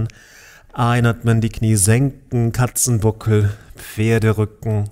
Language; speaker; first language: German; native; German